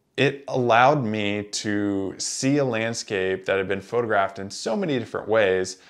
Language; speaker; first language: English; native; English